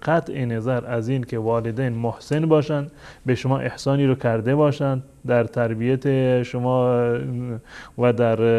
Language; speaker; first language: Persian; native; Persian